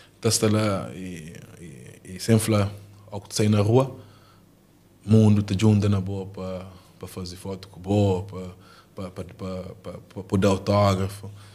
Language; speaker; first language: Portuguese; non-native, local second language; Kabuverdianu